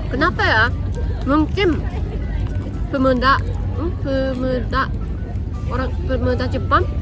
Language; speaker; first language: Indonesian; non-native, fluent; Japanese